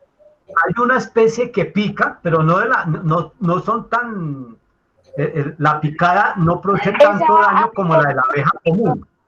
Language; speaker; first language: Spanish; native; Spanish